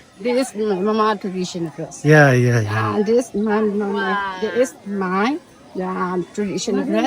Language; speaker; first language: English; non-native, learner; Burmese